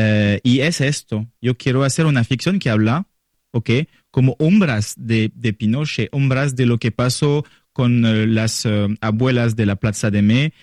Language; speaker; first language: Spanish; non-native, learner; French